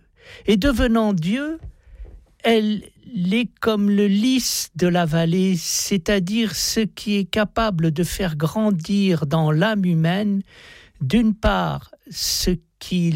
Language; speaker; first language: French; native; French